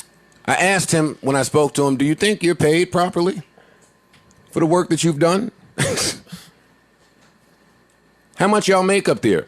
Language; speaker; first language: English; native; English